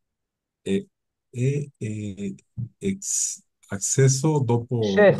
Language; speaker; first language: Italian; non-native, learner; Spanish